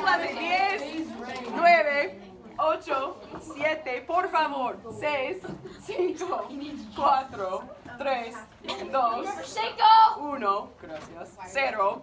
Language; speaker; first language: Spanish; non-native, learner; English